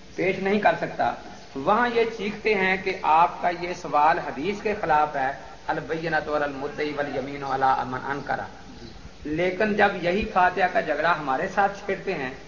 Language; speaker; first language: Urdu; non-native, local second language; Punjabi